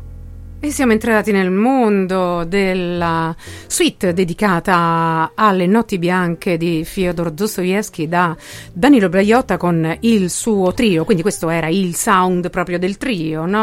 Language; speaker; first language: Italian; native; Italian